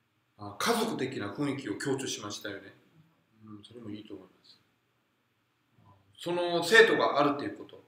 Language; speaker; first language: Japanese; non-native, fluent; Korean